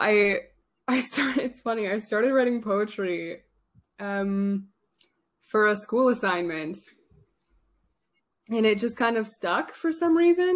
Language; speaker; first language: English; native; English